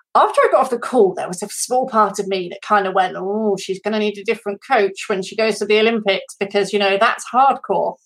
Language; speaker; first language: English; native; English